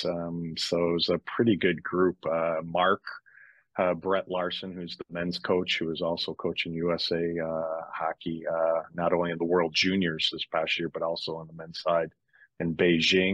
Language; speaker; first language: English; native; English